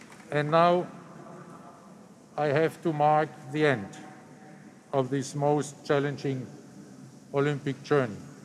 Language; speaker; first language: English; non-native, fluent; German